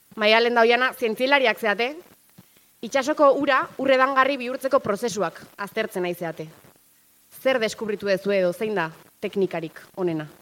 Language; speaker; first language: Basque; native; Basque